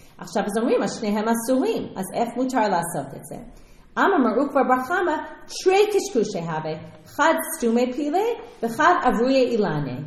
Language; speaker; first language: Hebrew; non-native, fluent; English